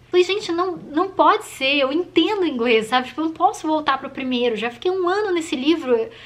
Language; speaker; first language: Portuguese; native; Portuguese